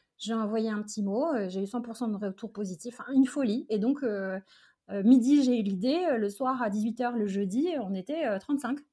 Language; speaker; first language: French; early bilingual, other home language; Arabic